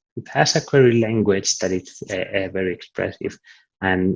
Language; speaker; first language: English; non-native, fluent; Italian